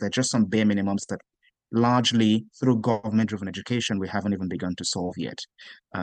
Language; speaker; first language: English; non-native, local second language; Yoruba